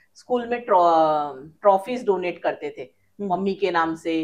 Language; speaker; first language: Hindi; native; Hindi